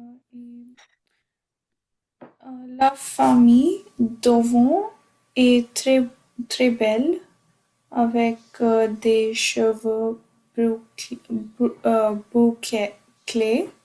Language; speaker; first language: French; non-native, learner; Hindi